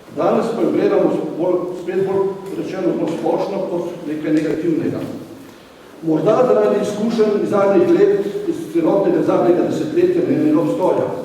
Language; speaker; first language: Slovenian; native; Slovenian